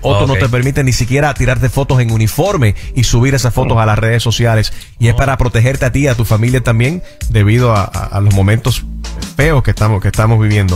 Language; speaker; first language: Spanish; native; Spanish